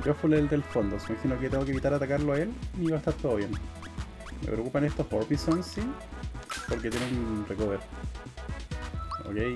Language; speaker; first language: Spanish; native; Spanish